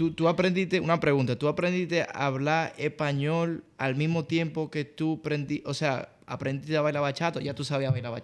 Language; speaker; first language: Spanish; native; Spanish